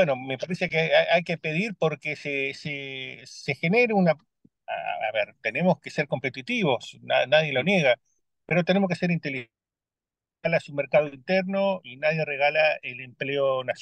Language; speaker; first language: Spanish; native; Spanish